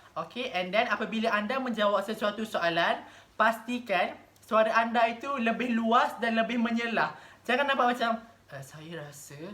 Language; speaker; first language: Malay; native; Malay